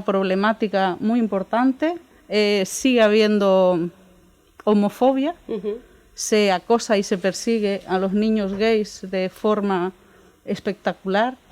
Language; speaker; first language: Spanish; native; Spanish